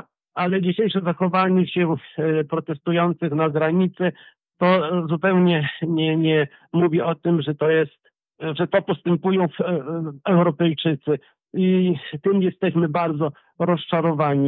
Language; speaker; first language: Polish; early bilingual, heritage; Polish